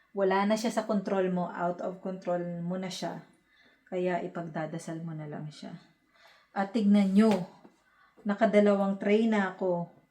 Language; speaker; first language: Filipino; native; Filipino